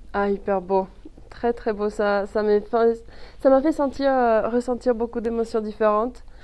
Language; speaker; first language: French; non-native, fluent; Spanish